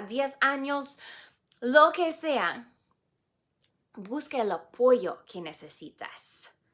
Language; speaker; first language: Spanish; non-native, fluent; English